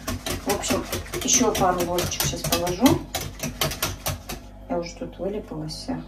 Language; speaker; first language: Russian; native; Russian